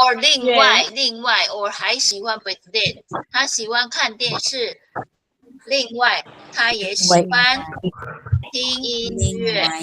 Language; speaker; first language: Chinese; non-native, fluent; Filipino